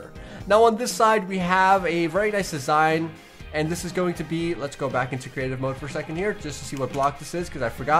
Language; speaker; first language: English; native; English